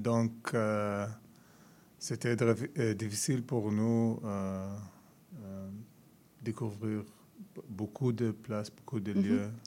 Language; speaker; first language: French; non-native, learner; Arabic